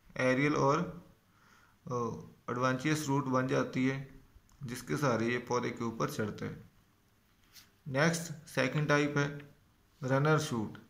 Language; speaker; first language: Hindi; non-native, local second language; Punjabi